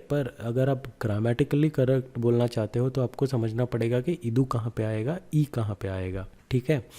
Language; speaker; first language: Hindi; non-native, local second language; Kannada